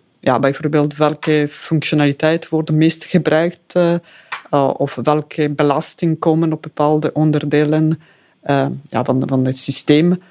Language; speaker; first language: Dutch; non-native, fluent; Italian